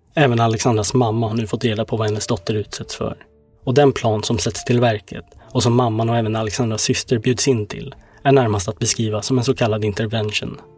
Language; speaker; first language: Swedish; native; Swedish